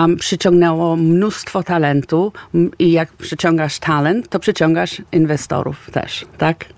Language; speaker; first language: Polish; early bilingual, heritage; Polish